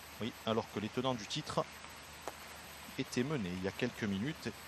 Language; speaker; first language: French; native; French